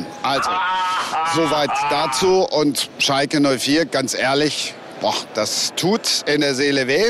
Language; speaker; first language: German; native; German